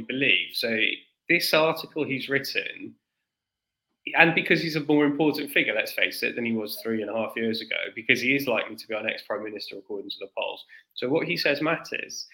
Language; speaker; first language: English; native; English